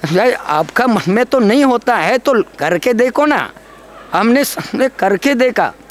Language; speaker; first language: Hindi; non-native, local second language; Gondi